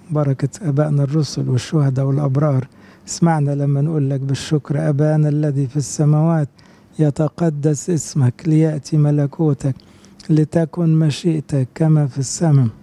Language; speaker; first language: Arabic; native; Arabic